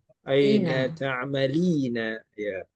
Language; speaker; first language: Arabic; non-native, fluent; Malay